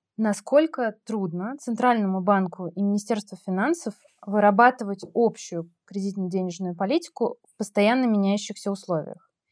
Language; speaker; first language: Russian; native; Russian